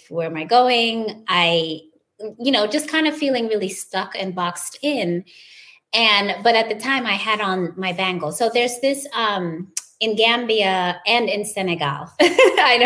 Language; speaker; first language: English; non-native, local second language; Wolof